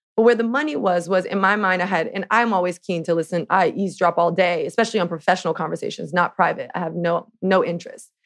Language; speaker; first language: English; native; English